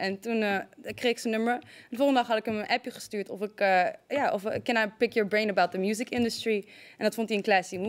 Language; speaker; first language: Dutch; native; Dutch